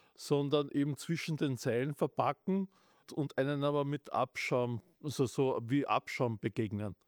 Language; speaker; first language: German; native; German